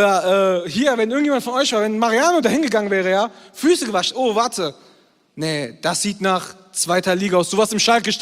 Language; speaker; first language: German; native; German